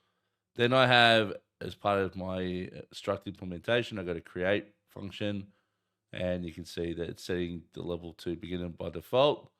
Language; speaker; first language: English; native; English